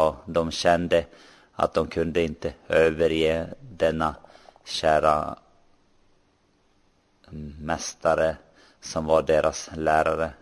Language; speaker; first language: Swedish; non-native, local second language; Finnish